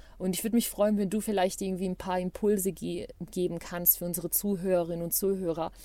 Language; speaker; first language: German; non-native, fluent; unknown